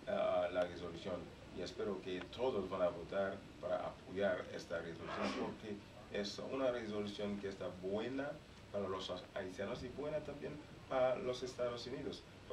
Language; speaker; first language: Spanish; non-native, learner; Haitian Creole